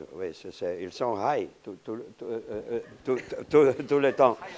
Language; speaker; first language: French; non-native, fluent; Romanian